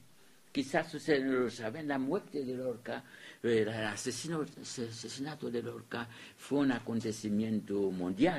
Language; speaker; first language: Spanish; non-native, fluent; French